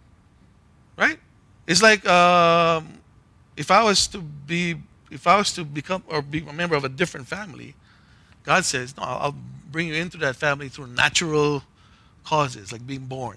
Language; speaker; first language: English; non-native, local second language; Filipino